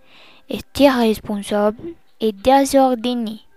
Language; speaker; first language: French; non-native, learner; Spanish